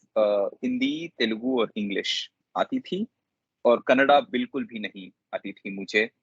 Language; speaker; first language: Hindi; non-native, local second language; Telugu